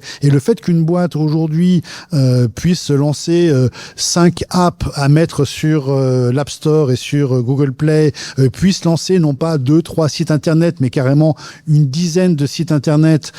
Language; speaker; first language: French; native; French